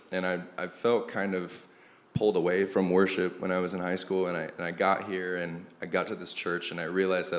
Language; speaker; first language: English; native; English